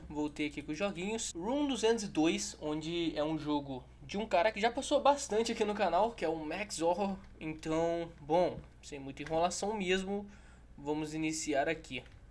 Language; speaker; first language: Portuguese; native; Portuguese